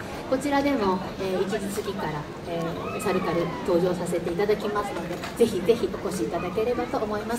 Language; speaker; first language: Japanese; native; Japanese